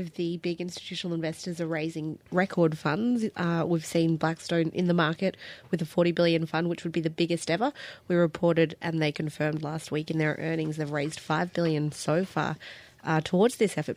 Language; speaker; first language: English; native; English